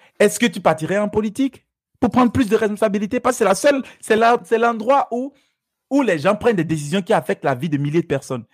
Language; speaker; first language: French; non-native, local second language; Fon